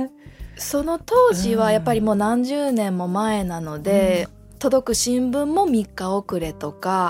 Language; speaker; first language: Japanese; native; Japanese